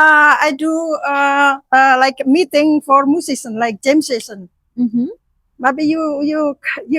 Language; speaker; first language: English; non-native, learner; Indonesian